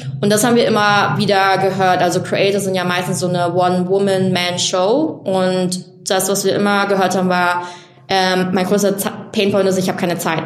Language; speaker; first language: German; early bilingual, other home language; Vietnamese